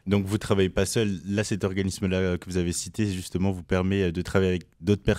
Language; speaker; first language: French; native; French